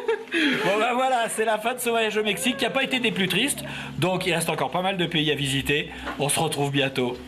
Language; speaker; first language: French; native; French